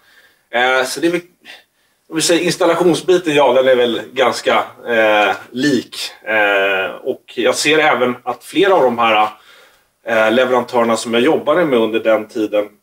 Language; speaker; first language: Swedish; native; Swedish